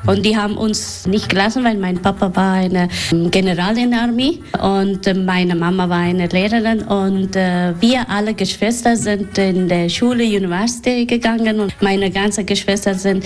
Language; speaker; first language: German; non-native, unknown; Persian